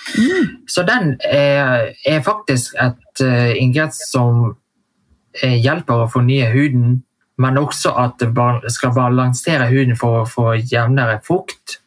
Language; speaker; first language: Norwegian; early bilingual, heritage; Vietnamese